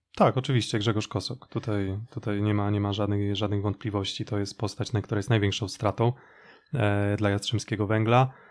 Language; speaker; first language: Polish; native; Polish